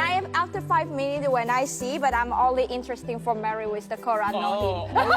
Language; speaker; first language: English; non-native, learner; Chinese